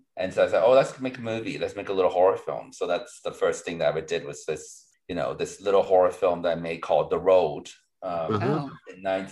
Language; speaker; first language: English; non-native, local second language; Cantonese